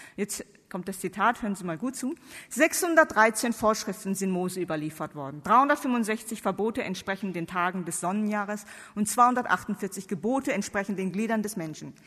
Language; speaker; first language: German; non-native, fluent; Korean